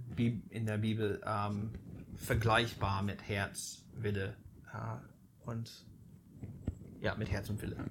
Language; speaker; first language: German; non-native, fluent; English